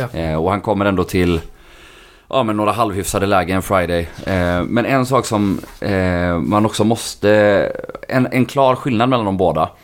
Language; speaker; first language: Swedish; native; Swedish